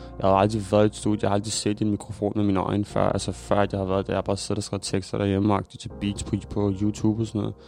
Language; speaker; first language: Danish; early bilingual, other home language; Albanian